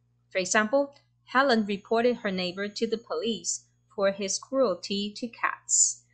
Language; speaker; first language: English; non-native, fluent; Chinese